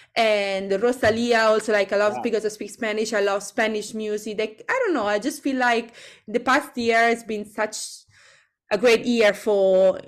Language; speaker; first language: English; non-native, fluent; Italian